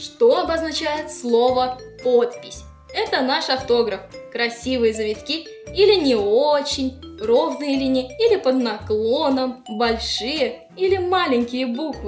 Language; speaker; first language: Russian; native; Russian